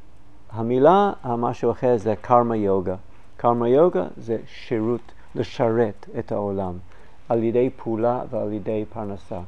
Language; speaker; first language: Hebrew; non-native, fluent; English